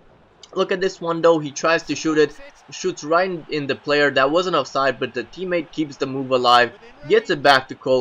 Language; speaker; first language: English; native; English